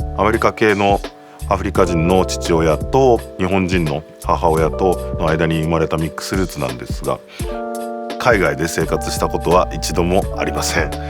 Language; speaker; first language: Japanese; native; Japanese